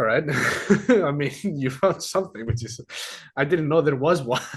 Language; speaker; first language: English; non-native, fluent; Icelandic